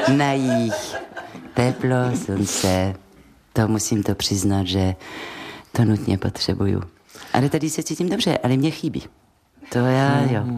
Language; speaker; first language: Czech; non-native, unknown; French